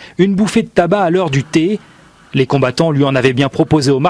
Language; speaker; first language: French; native; French